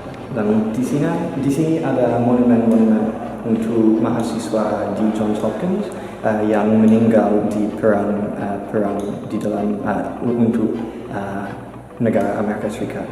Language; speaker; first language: Indonesian; non-native, fluent; English